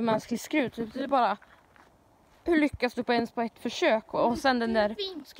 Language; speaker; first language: Swedish; native; Swedish